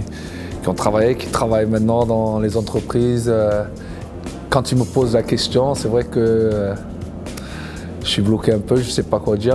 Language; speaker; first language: French; non-native, fluent; English